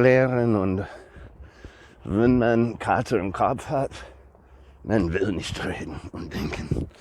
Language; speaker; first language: German; non-native, learner; English